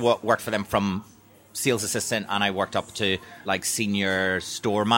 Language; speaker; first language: English; native; English